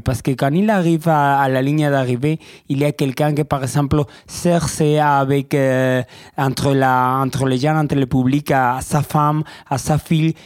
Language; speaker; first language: French; non-native, learner; Spanish